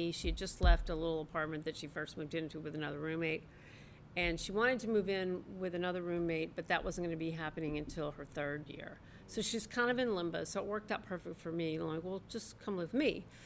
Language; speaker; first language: English; native; English